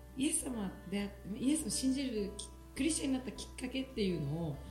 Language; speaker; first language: Japanese; native; Japanese